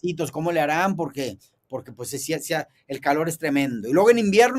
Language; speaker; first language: Spanish; native; Spanish